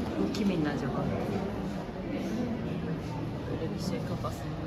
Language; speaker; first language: Turkish; non-native, fluent; Japanese